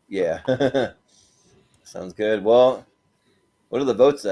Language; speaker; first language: English; native; English